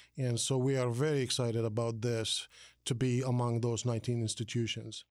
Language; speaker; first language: English; non-native, fluent; Arabic